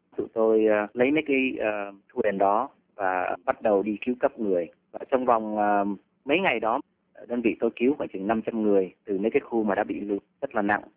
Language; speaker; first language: Vietnamese; early bilingual, heritage; Vietnamese